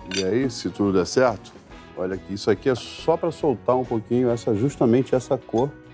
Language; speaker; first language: Portuguese; non-native, fluent; English